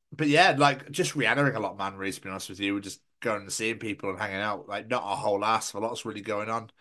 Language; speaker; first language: English; native; English